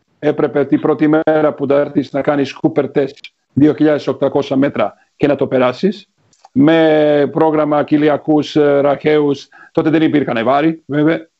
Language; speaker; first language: Greek; non-native, fluent; Serbian